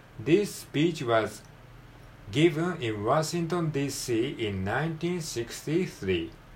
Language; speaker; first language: English; non-native, learner; Japanese